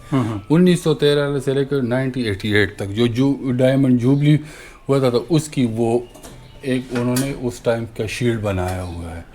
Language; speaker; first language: Urdu; non-native, local second language; Pashto